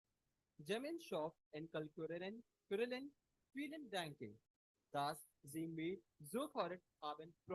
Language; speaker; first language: German; non-native, learner; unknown